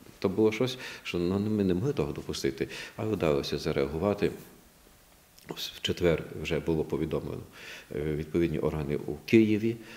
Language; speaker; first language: Ukrainian; native; Ukrainian